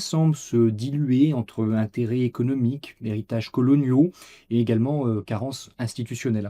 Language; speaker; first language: French; native; French